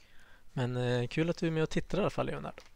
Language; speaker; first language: Swedish; native; Swedish